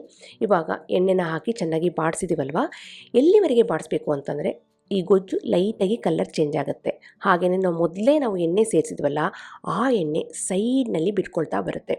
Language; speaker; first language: Kannada; native; Kannada